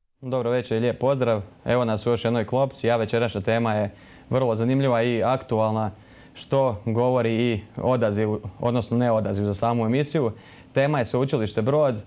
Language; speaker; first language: Croatian; native; Croatian